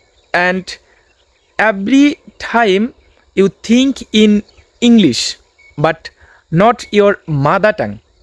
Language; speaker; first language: English; non-native, learner; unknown